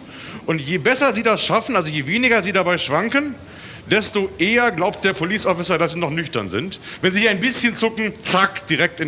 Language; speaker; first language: German; native; German